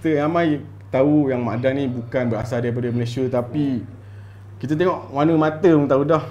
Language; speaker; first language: Malay; native; Malay